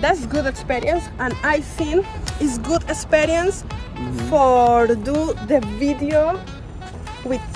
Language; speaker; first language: English; non-native, learner; Spanish